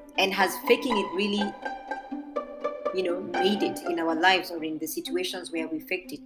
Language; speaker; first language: English; non-native, local second language; Embu